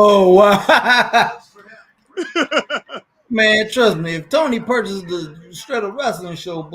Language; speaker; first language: English; native; English